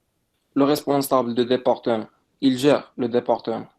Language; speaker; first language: French; non-native, local second language; Arabic